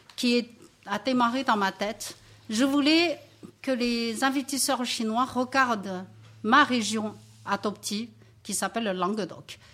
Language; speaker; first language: French; non-native, fluent; Chinese